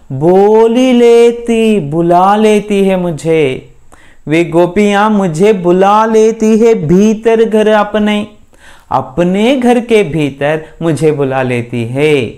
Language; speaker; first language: Hindi; non-native, local second language; Kannada